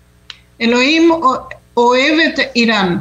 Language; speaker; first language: Hebrew; non-native, fluent; Spanish